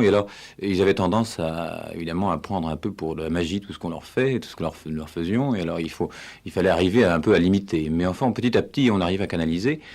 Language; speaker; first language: French; native; French